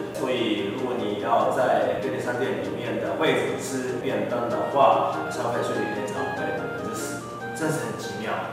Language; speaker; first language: Chinese; non-native, fluent; Japanese